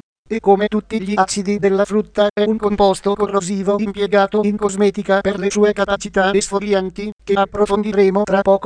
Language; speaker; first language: Italian; native; Italian